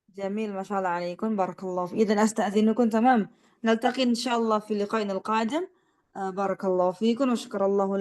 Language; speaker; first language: Arabic; non-native, fluent; Indonesian